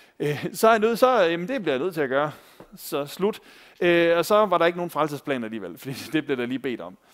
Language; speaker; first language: Danish; native; Danish